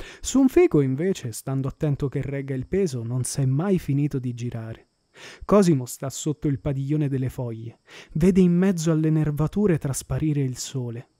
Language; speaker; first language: Italian; native; Italian